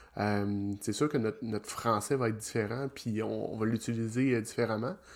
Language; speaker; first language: French; native; French